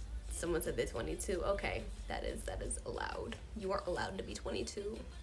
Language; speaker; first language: English; native; English